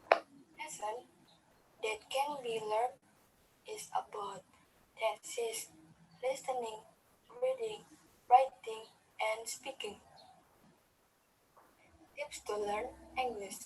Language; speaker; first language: English; non-native, learner; Indonesian